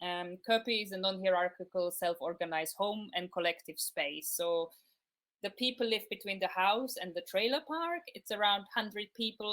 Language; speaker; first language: English; non-native, fluent; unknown